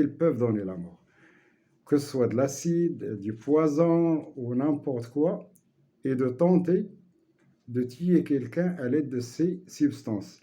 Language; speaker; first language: French; non-native, local second language; Arabic